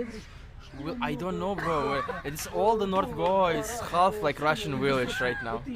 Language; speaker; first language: English; non-native, learner; Russian